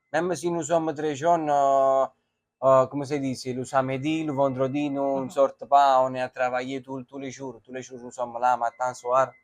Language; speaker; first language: French; non-native, learner; Italian